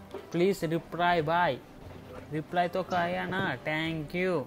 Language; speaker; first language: Hindi; non-native, local second language; Kannada